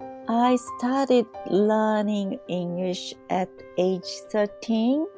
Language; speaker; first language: English; non-native, learner; Japanese